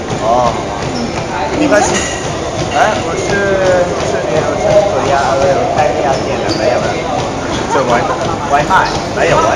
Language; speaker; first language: Chinese; non-native, learner; Italian